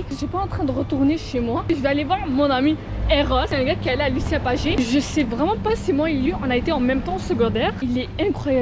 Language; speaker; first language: French; native; French